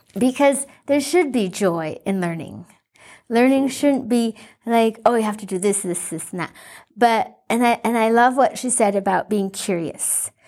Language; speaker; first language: English; early bilingual, other home language; Spanish